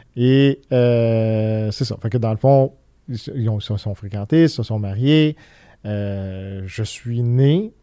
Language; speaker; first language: French; early bilingual, other home language; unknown